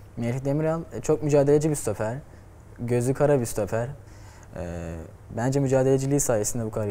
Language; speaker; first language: Turkish; native; Turkish